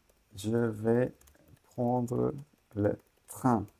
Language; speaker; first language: French; non-native, fluent; Sinhala